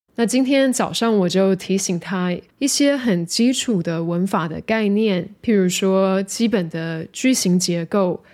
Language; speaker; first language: Chinese; native; Chinese